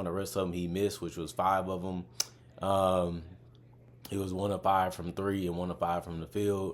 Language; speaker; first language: English; native; English